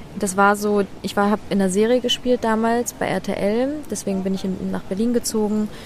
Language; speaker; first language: German; early bilingual, other home language; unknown